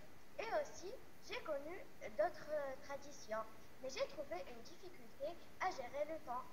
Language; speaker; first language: French; non-native, learner; Arabic